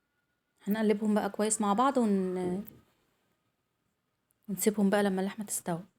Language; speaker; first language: Arabic; native; Arabic